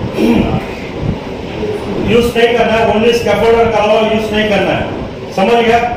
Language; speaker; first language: Hindi; non-native, local second language; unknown